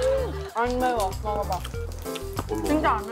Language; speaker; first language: Korean; non-native, learner; Russian